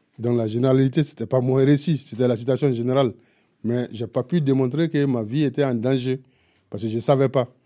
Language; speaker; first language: French; non-native, local second language; Bambara